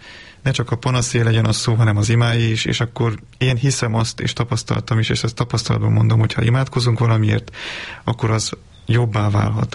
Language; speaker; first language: Hungarian; native; Hungarian